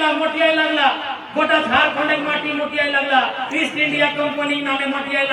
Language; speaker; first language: Bangla; non-native, local second language; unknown